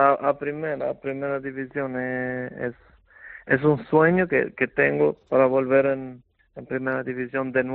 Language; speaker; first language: Spanish; non-native, fluent; Albanian